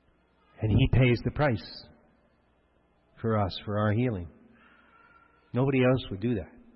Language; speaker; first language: English; native; English